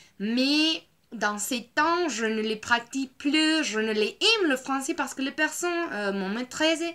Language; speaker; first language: French; non-native, learner; Spanish